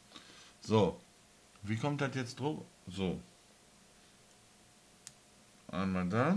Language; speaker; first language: German; native; German